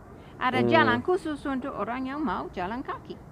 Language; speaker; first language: Indonesian; non-native, fluent; English